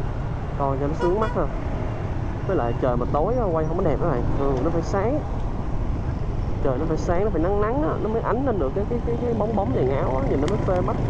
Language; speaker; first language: Vietnamese; native; Vietnamese